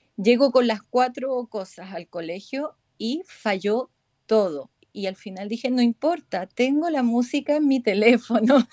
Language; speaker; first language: Spanish; native; Spanish